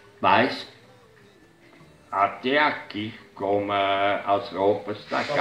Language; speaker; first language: Portuguese; non-native, fluent; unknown